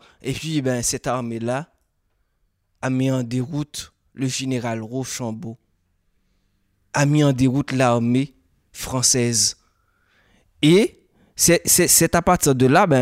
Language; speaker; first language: French; non-native, local second language; Haitian Creole